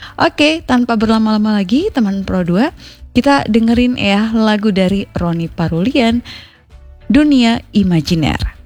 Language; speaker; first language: Indonesian; native; Indonesian